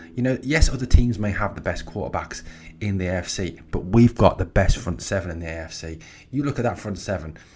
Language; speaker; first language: English; native; English